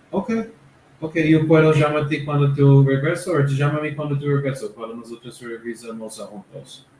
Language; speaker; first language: Spanish; non-native, learner; English